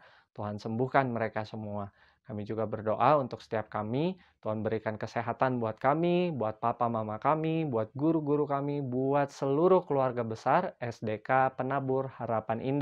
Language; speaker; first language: Indonesian; native; Indonesian